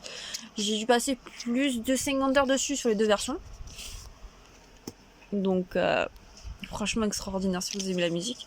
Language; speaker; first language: French; native; French